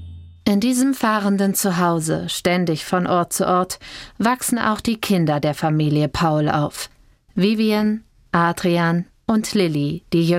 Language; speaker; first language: German; native; German